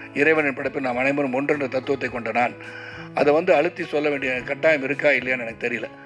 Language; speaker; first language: Tamil; native; Tamil